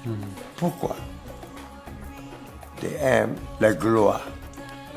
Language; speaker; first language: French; non-native, learner; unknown